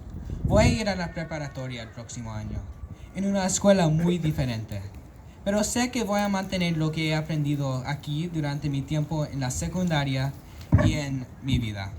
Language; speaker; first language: Spanish; non-native, local second language; English